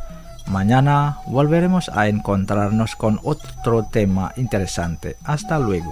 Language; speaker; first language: Spanish; non-native, fluent; Indonesian